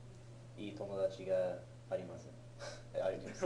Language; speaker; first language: Japanese; non-native, learner; English